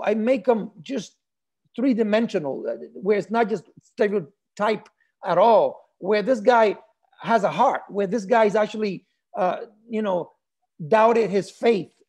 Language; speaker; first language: English; early bilingual, other home language; Spanish